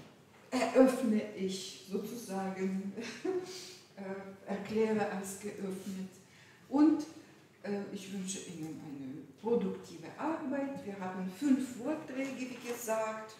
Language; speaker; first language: German; non-native, fluent; Ukrainian